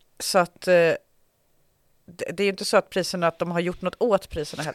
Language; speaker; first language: Swedish; native; Swedish